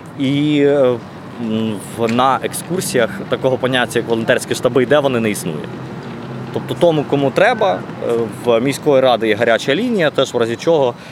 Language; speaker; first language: Ukrainian; native; Ukrainian